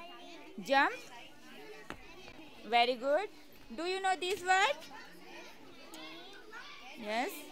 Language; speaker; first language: English; non-native, fluent; Hindi